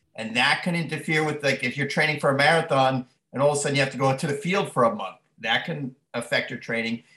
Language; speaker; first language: English; native; English